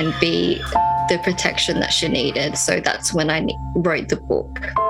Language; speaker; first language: English; native; English